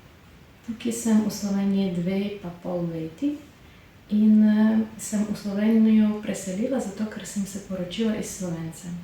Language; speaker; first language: Slovenian; non-native, learner; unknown